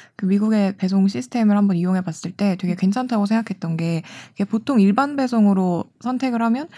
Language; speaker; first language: Korean; native; Korean